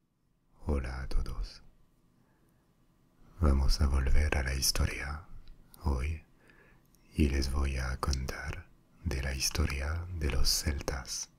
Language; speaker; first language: Spanish; non-native, fluent; French